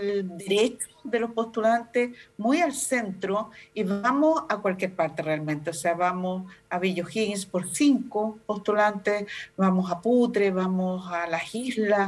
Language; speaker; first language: Spanish; native; Spanish